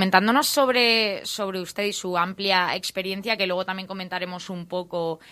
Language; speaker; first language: Spanish; native; Spanish